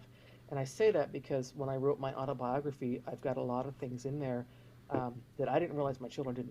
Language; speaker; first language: English; native; English